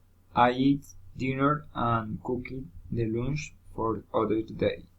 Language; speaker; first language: English; non-native, learner; Spanish